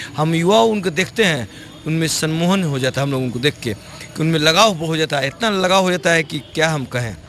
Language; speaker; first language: Hindi; native; Hindi